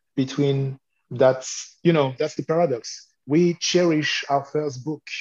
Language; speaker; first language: English; non-native, fluent; French